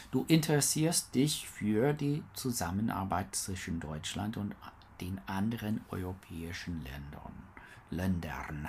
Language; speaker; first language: German; non-native, learner; English